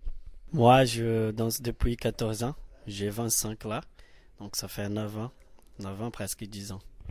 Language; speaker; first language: French; non-native, learner; Portuguese